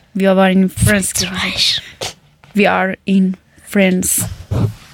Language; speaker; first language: German; non-native, fluent; Persian